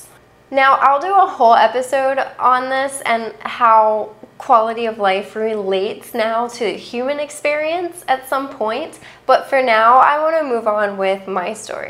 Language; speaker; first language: English; native; English